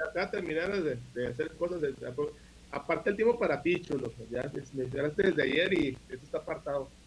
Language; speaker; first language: Spanish; native; Spanish